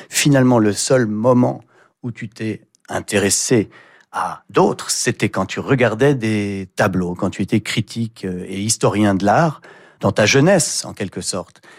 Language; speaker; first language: French; native; French